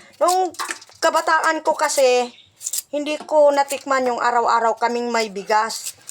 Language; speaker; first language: Filipino; non-native, local second language; Cebuano